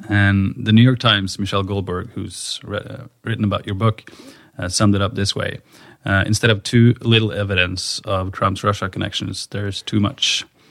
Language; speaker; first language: English; non-native, fluent; Norwegian